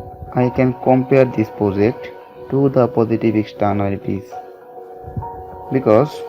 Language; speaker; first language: English; non-native, learner; Bangla